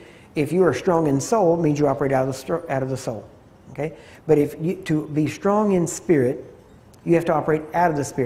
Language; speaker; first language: English; native; English